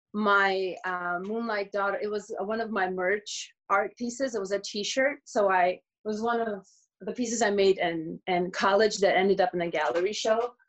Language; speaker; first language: English; early bilingual, other home language; Georgian